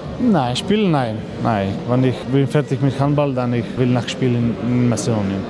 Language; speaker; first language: German; non-native, learner; Macedonian